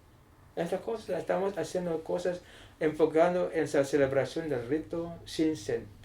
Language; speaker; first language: Spanish; non-native, learner; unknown